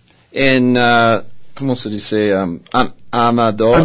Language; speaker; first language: Spanish; non-native, learner; English